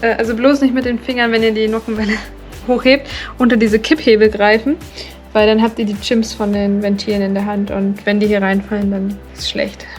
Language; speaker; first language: German; native; German